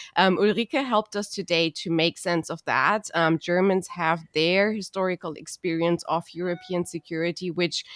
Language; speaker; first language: English; non-native, fluent; German